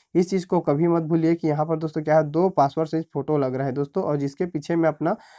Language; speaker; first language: Hindi; native; Hindi